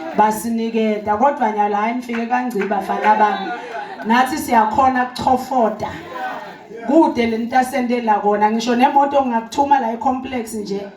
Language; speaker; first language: Zulu; non-native, local second language; Swati